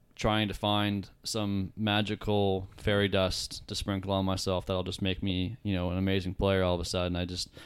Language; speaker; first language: English; native; English